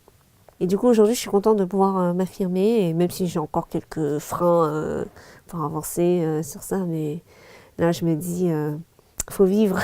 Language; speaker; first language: French; early bilingual, other home language; Chinese